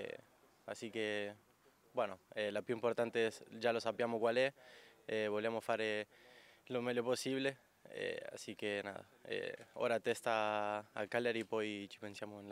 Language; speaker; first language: Italian; non-native, fluent; Spanish